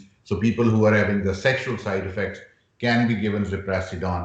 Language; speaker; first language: English; non-native, local second language; Urdu